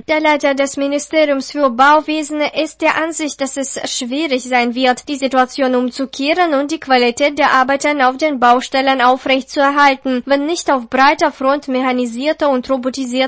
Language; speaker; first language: German; non-native, fluent; Russian